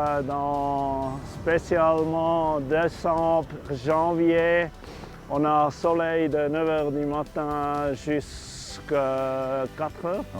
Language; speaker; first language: French; non-native, learner; German